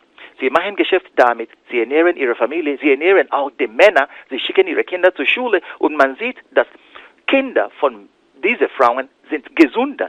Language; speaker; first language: German; non-native, fluent; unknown